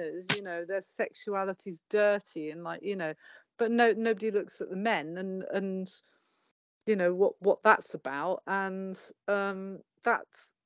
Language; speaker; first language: English; native; English